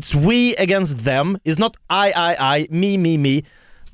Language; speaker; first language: English; non-native, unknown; Swedish